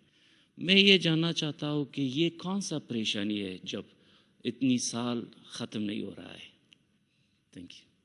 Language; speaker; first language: Hindi; non-native, fluent; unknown